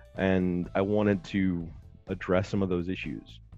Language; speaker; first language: English; native; English